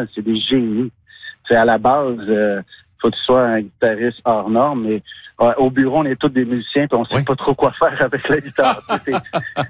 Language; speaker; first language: French; native; French